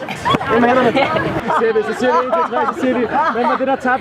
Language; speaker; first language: Danish; native; Danish